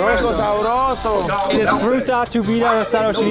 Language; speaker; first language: Spanish; non-native, learner; English